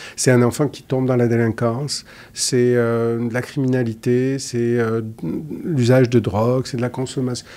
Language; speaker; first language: French; native; French